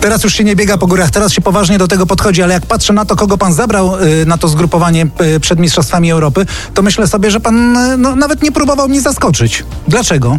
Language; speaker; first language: Polish; native; Polish